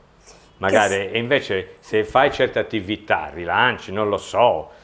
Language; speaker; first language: Italian; native; Italian